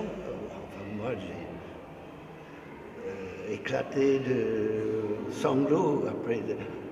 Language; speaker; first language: French; non-native, fluent; English